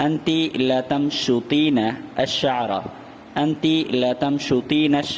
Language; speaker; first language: Arabic; non-native, fluent; Urdu